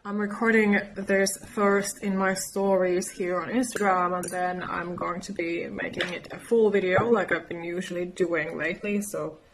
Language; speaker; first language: English; non-native, fluent; Finnish